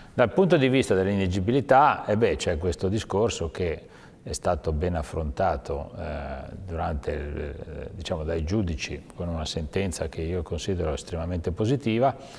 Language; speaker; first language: Italian; native; Italian